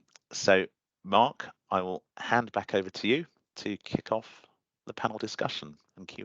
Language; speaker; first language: English; native; English